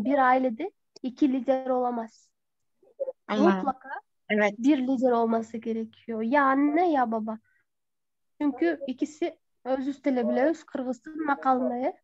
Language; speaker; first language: Turkish; non-native, fluent; Kyrgyz